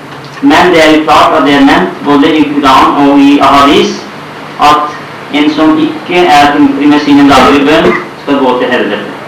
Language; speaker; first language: Norwegian; non-native, fluent; Urdu